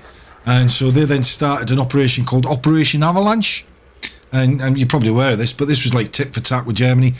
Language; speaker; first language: English; native; English